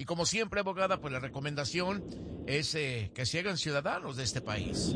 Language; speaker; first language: Spanish; native; Spanish